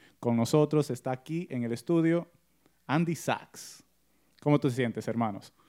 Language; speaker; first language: Spanish; early bilingual, heritage; Spanish